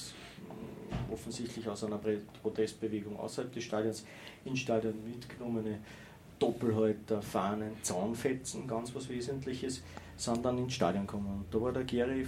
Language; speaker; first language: German; native; German